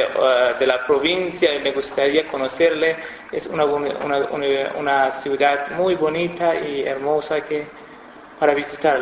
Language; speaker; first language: Spanish; non-native, fluent; Persian